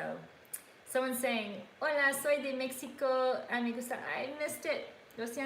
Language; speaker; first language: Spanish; non-native, learner; English